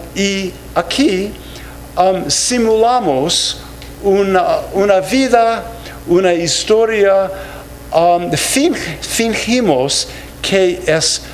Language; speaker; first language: Spanish; non-native, fluent; English